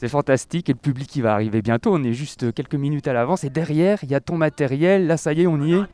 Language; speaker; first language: French; native; French